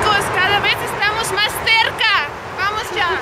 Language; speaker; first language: Spanish; non-native, fluent; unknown